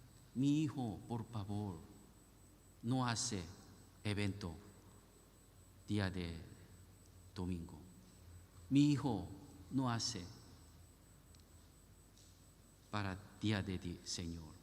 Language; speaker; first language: Spanish; non-native, learner; Korean